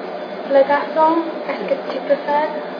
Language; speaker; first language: French; non-native, learner; English